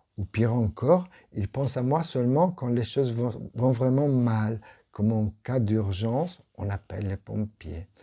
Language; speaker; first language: French; non-native, fluent; Italian